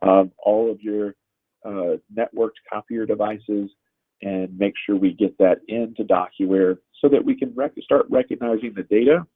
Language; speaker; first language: English; native; English